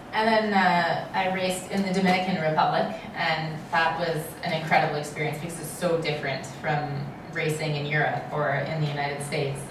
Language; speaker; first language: English; native; English